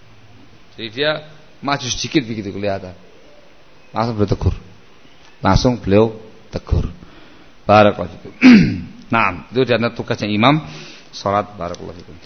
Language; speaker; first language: Indonesian; non-native, local second language; Javanese